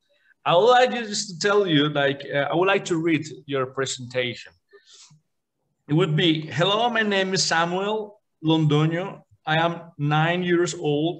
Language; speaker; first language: English; non-native, fluent; Spanish